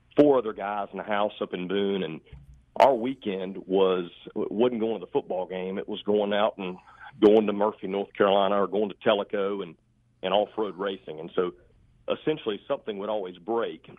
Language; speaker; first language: English; native; English